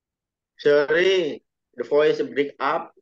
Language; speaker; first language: English; non-native, learner; Indonesian